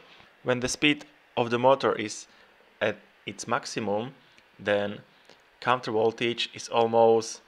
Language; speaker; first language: English; non-native, fluent; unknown